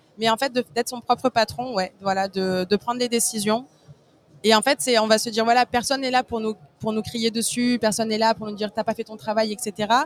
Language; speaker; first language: French; native; French